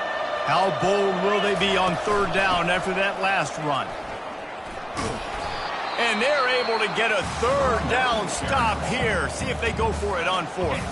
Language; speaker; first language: English; native; English